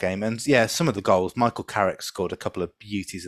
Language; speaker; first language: English; native; English